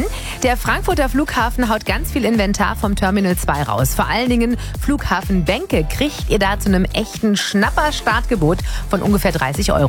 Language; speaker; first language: German; native; German